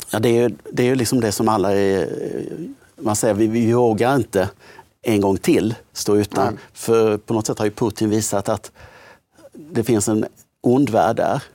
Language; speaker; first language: Swedish; native; Swedish